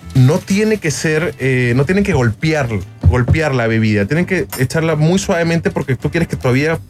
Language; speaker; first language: Spanish; native; Spanish